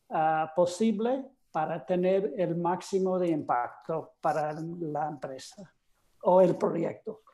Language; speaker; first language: Spanish; non-native, fluent; English